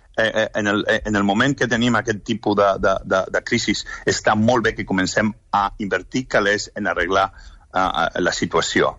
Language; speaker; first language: Catalan; non-native, local second language; Spanish